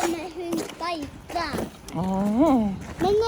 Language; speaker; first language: Swedish; early bilingual, other home language; Mongolian